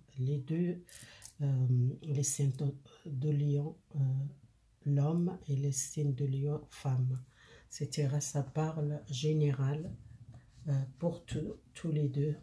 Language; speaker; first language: French; non-native, fluent; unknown